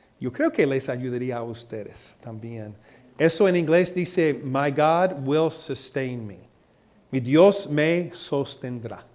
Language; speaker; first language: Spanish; non-native, fluent; English